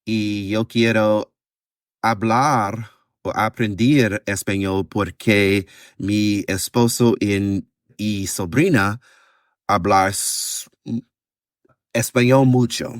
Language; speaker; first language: Spanish; non-native, learner; English